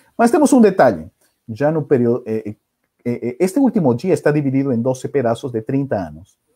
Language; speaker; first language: Portuguese; non-native, fluent; Spanish